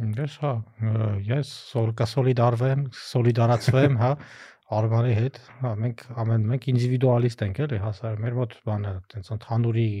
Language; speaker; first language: Armenian; native; Armenian